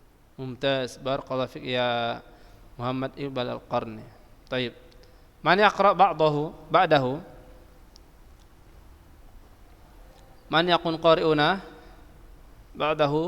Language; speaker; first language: Arabic; non-native, fluent; Indonesian